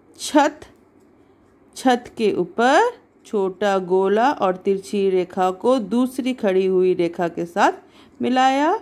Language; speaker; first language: Hindi; native; Hindi